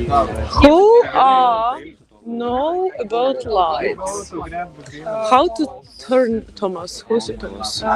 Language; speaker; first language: English; non-native, fluent; Ukrainian